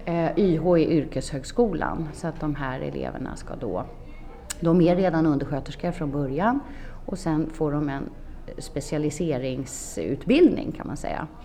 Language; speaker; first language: Swedish; native; Swedish